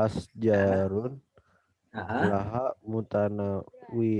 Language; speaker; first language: Arabic; non-native, learner; Indonesian